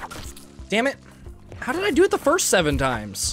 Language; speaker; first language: English; native; English